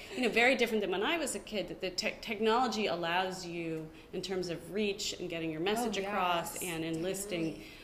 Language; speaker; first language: English; native; English